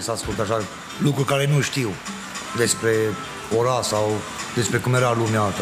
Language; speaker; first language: Romanian; native; Romanian